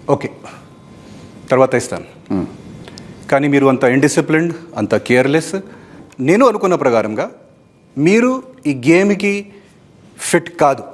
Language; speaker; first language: Telugu; non-native, fluent; Hindi